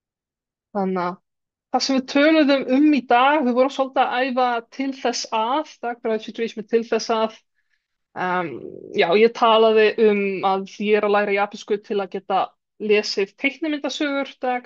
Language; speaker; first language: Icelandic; non-native, fluent; Polish